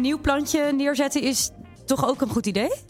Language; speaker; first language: Dutch; native; Dutch